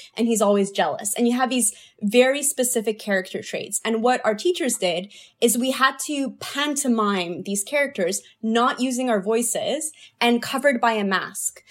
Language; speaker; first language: English; early bilingual, other home language; Polish